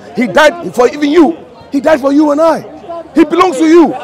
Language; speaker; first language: English; non-native, local second language; Ga